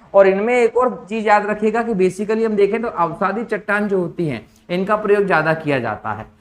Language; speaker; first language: Hindi; native; Hindi